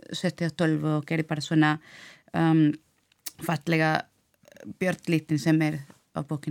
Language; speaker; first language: Icelandic; non-native, learner; Spanish